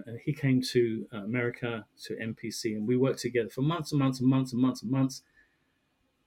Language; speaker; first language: English; native; English